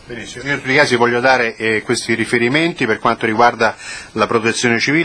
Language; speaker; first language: Italian; native; Italian